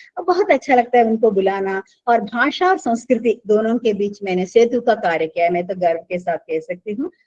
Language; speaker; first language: Hindi; non-native, local second language; Telugu